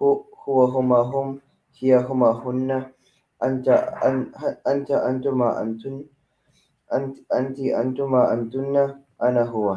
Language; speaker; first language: Arabic; non-native, learner; Filipino